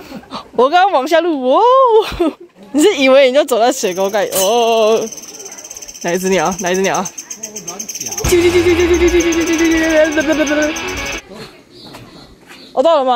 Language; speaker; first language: Chinese; native; Chinese